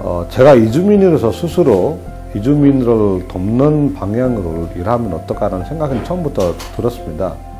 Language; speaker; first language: Korean; non-native, fluent; Nepali